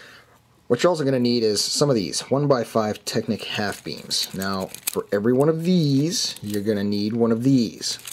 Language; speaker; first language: English; native; English